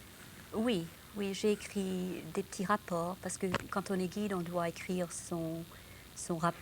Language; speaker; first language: French; non-native, local second language; English